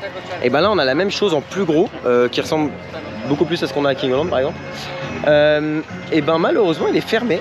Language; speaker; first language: French; native; French